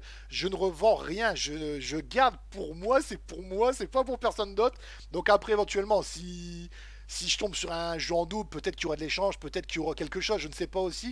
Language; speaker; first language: French; native; French